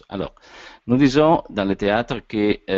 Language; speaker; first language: French; non-native, learner; Italian